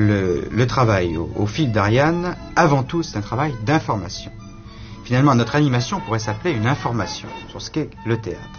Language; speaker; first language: French; native; French